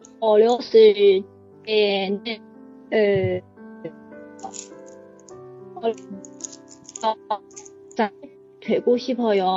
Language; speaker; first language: Korean; non-native, learner; Chinese